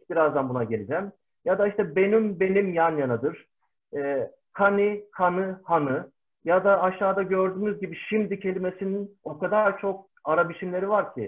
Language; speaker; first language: Turkish; native; Turkish